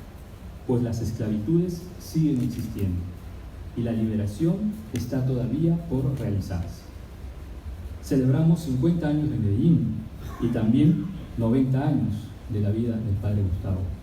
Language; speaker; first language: Spanish; native; Spanish